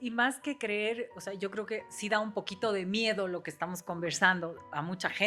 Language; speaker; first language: Spanish; native; Spanish